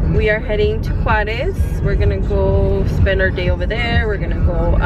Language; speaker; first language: English; early bilingual, other home language; Spanish